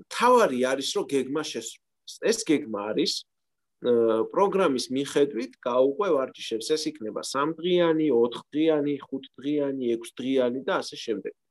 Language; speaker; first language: Georgian; native; Georgian